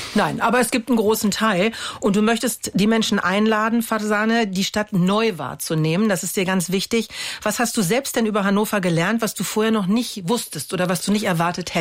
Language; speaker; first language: German; native; German